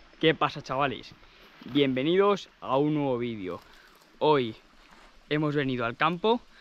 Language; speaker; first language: Spanish; native; Spanish